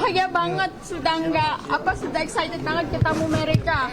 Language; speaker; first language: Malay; non-native, learner; Filipino